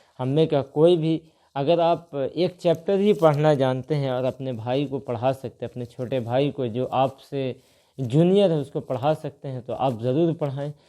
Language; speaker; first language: Urdu; native; Urdu